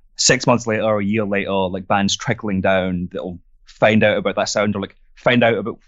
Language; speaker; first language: English; non-native, fluent; French